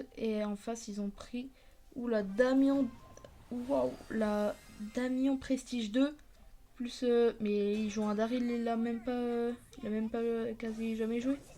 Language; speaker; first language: French; native; French